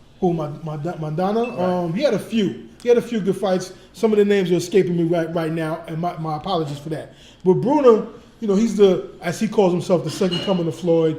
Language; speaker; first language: English; native; English